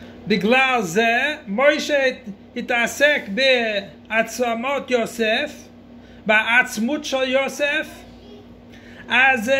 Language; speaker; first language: Hebrew; non-native, fluent; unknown